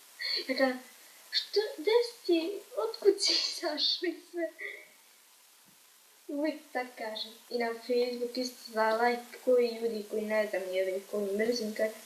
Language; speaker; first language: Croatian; early bilingual, heritage; Croatian